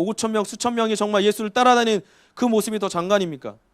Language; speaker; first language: Korean; native; Korean